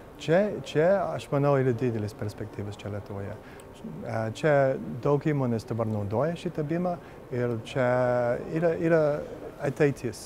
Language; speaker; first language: Lithuanian; early bilingual, heritage; Lithuanian